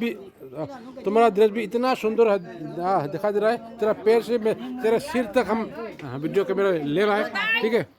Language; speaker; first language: Hindi; non-native, local second language; Rongmei Naga